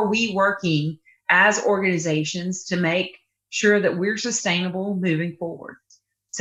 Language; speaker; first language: English; native; English